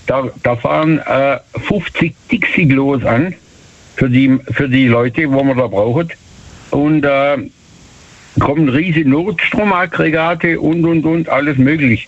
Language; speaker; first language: German; native; German